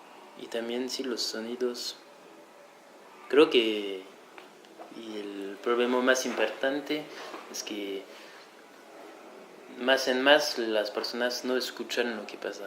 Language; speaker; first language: Spanish; non-native, fluent; French